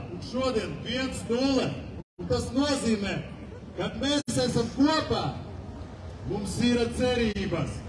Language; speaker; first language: Latvian; non-native, local second language; Russian